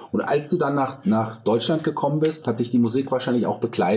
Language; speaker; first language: German; native; German